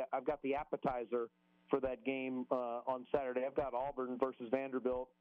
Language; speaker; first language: English; native; English